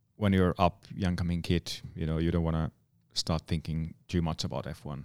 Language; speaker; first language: English; non-native, fluent; Finnish